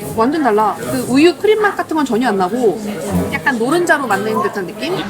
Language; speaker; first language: Korean; native; Korean